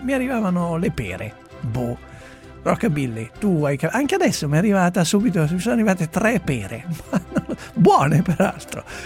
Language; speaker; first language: Italian; native; Italian